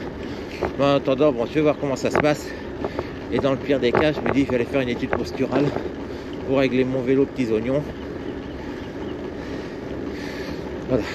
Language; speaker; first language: French; native; French